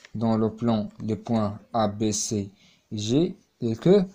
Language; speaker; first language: French; non-native, local second language; Arabic